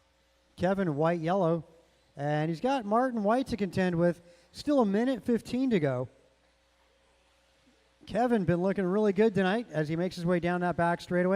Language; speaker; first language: English; native; English